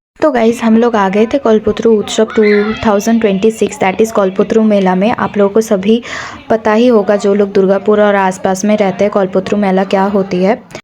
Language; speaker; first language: Hindi; non-native, local second language; Bangla